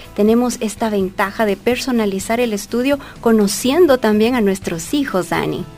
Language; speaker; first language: Spanish; native; Spanish